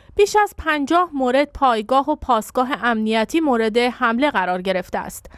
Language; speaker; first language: Persian; native; Persian